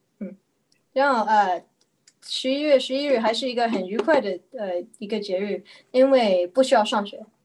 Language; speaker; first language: Chinese; early bilingual, heritage; Chinese